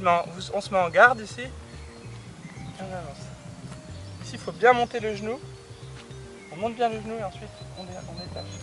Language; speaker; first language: French; native; French